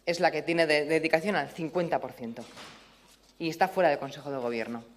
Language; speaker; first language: Spanish; native; Spanish